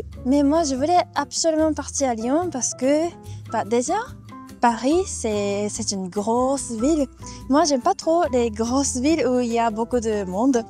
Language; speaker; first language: French; non-native, fluent; Japanese